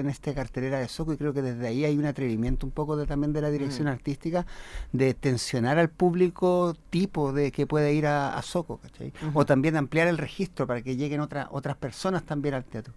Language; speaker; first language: Spanish; native; Spanish